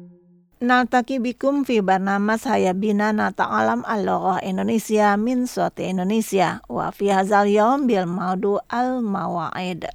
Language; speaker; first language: Arabic; non-native, fluent; Indonesian